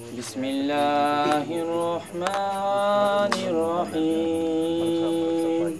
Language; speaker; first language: Urdu; non-native, local second language; Pahari-Potwari